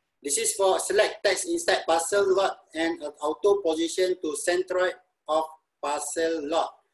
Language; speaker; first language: English; non-native, local second language; Malay